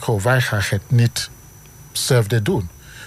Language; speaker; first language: Dutch; non-native, learner; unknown